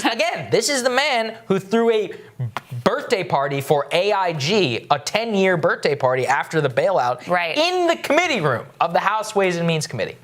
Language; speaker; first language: English; native; English